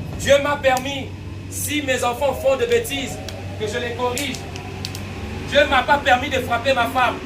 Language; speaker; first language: French; non-native, local second language; Lingala